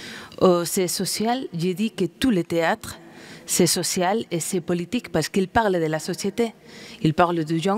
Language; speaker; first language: French; non-native, fluent; Spanish